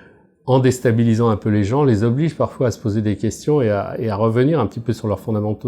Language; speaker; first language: French; native; French